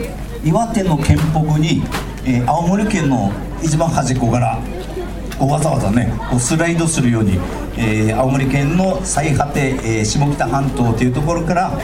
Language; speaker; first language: Japanese; native; Japanese